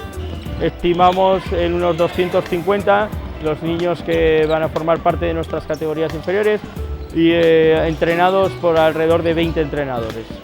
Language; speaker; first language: Spanish; native; Spanish